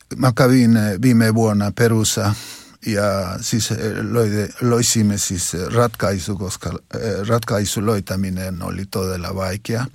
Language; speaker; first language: Finnish; non-native, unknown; Spanish